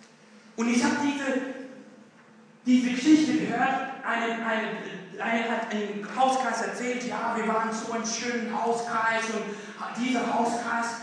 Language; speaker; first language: German; non-native, fluent; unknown